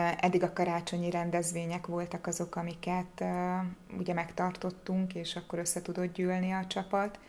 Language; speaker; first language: Hungarian; native; Hungarian